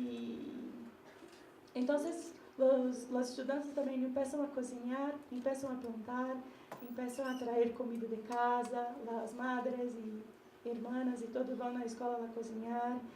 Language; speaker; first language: Spanish; non-native, learner; Portuguese